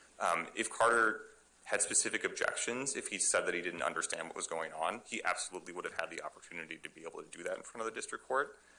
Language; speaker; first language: English; native; English